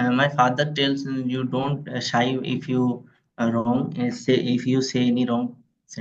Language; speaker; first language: English; non-native, learner; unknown